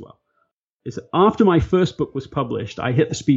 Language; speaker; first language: English; native; English